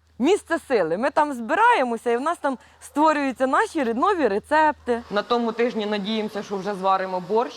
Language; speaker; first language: Ukrainian; native; Ukrainian